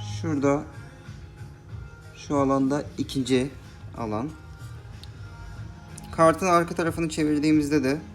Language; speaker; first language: Turkish; native; Turkish